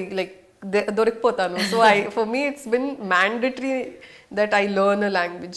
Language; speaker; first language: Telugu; non-native, local second language; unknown